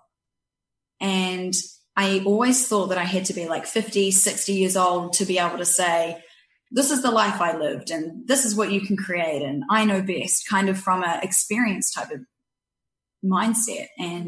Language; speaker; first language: English; native; English